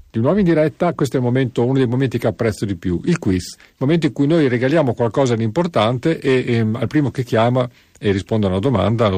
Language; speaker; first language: Italian; native; Italian